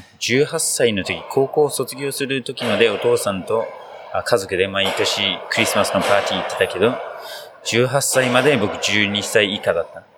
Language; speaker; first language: Japanese; non-native, fluent; English